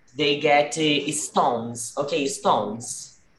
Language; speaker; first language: English; non-native, fluent; Portuguese